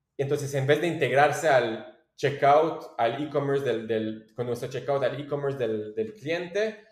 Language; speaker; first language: Spanish; non-native, fluent; French